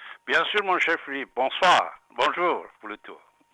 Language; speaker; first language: French; non-native, fluent; Persian